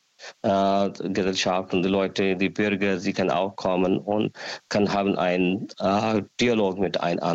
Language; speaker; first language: German; non-native, learner; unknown